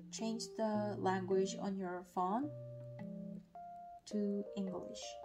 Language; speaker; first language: English; non-native, learner; Korean